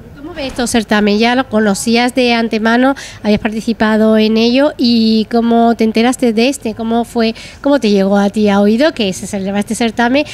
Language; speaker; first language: Spanish; native; Spanish